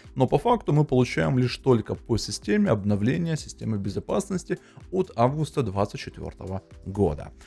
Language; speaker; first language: Russian; native; Russian